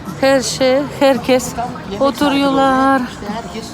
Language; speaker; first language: Turkish; non-native, learner; Russian